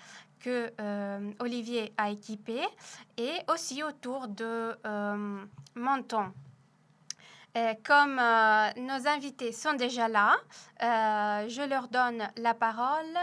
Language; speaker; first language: French; non-native, fluent; Italian